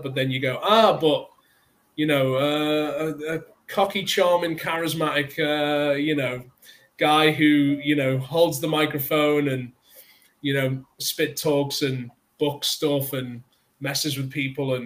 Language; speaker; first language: English; native; English